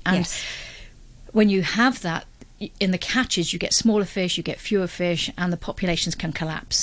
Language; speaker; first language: English; native; English